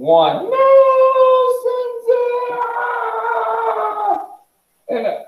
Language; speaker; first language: English; native; English